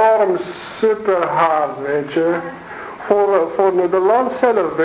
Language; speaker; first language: Dutch; non-native, learner; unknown